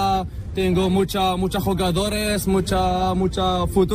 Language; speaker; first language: Spanish; non-native, learner; Arabic